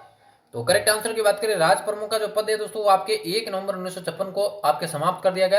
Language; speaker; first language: Hindi; native; Hindi